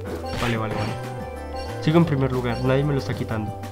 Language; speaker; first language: Spanish; native; Spanish